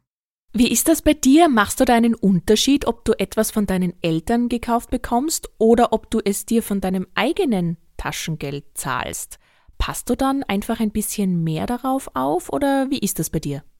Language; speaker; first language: German; native; German